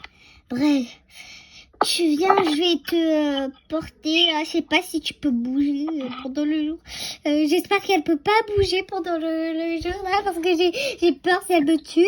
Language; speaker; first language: French; native; French